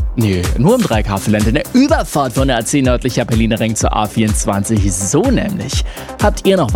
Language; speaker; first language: German; native; German